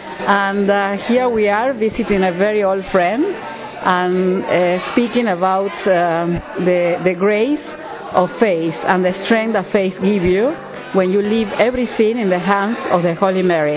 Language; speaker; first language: English; non-native, fluent; Spanish